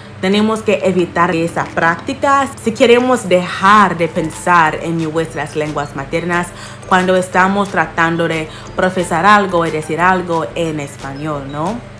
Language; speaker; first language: Spanish; non-native, fluent; English